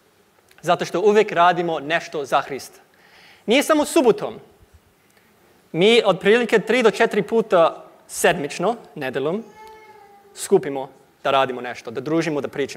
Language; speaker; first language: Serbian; non-native, learner; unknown